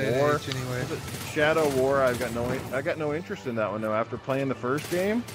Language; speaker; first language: English; native; English